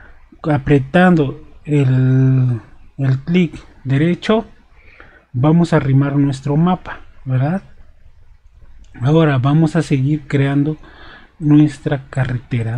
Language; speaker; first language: Spanish; native; Spanish